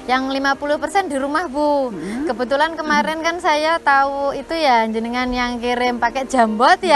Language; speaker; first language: Indonesian; native; Indonesian